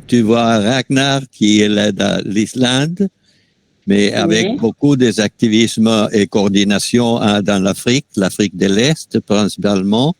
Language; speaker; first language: French; non-native, fluent; Spanish